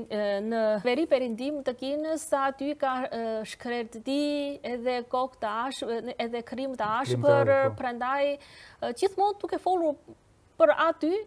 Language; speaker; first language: Albanian; non-native, fluent; Chinese